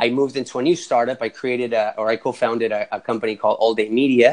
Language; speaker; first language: English; non-native, fluent; Spanish